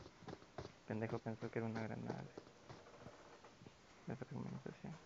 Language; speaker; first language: Spanish; native; Spanish